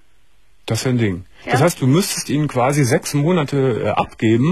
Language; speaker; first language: German; native; German